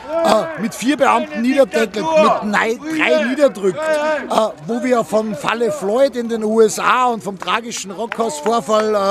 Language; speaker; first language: German; native; German